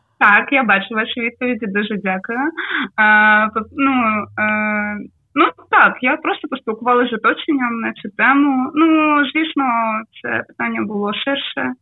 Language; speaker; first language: Ukrainian; non-native, local second language; Russian